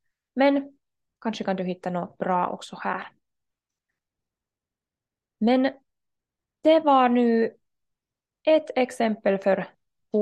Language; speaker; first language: Swedish; non-native, local second language; Finnish